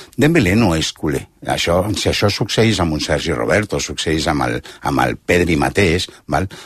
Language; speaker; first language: Catalan; native; Catalan